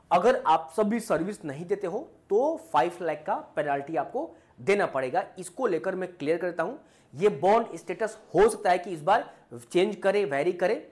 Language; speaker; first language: Hindi; native; Hindi